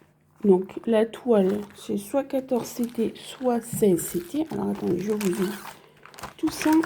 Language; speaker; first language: French; native; French